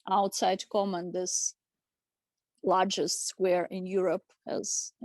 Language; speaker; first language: English; non-native, fluent; Ukrainian